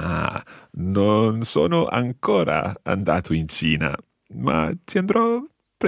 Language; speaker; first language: Italian; non-native, fluent; English